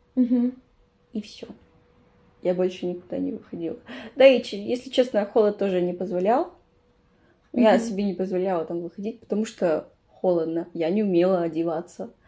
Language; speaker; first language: Russian; non-native, fluent; Spanish